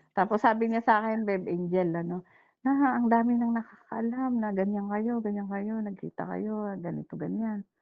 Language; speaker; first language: Filipino; non-native, local second language; Hiligaynon